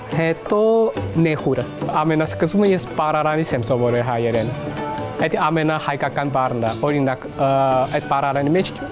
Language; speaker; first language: Armenian; non-native, fluent; Chinese